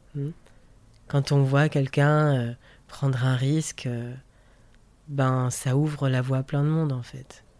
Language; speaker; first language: French; native; French